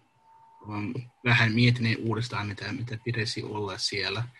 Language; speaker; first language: Finnish; non-native, learner; English